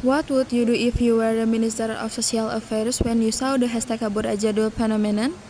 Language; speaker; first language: English; non-native, fluent; Indonesian